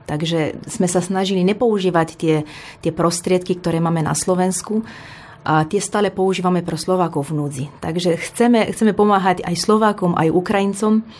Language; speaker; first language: Slovak; non-native, fluent; Romanian